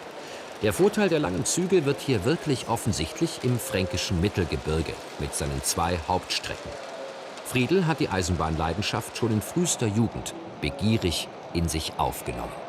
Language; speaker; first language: German; native; German